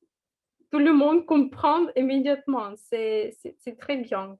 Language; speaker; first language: French; non-native, fluent; Russian